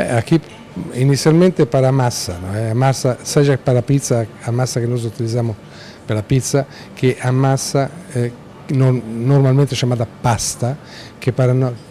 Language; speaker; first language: Portuguese; non-native, fluent; Italian